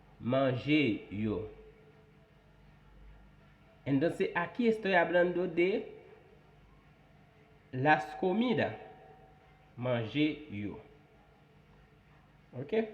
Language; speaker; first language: Spanish; non-native, fluent; Haitian Creole